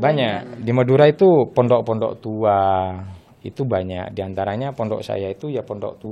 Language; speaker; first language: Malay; non-native, local second language; Madurese